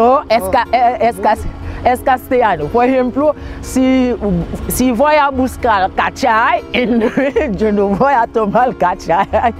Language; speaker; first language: Spanish; non-native, fluent; Haitian Creole